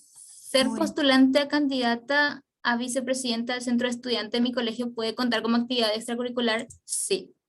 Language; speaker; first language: Spanish; native; Spanish